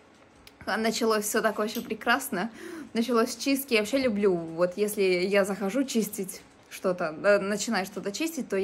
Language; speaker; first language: Russian; native; Russian